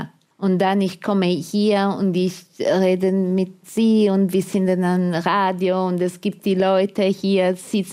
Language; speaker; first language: German; non-native, fluent; Italian